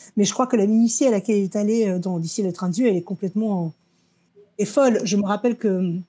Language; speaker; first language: French; early bilingual, other home language; Russian